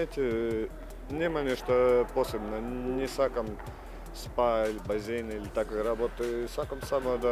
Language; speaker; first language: Macedonian; non-native, fluent; Russian